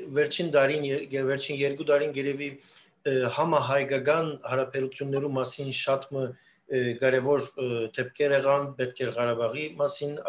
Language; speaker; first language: Armenian; early bilingual, heritage; Armenian